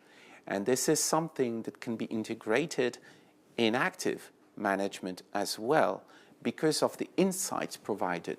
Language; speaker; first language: English; non-native, fluent; French